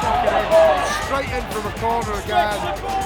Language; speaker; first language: English; native; English